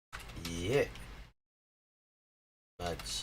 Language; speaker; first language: Japanese; non-native, learner; English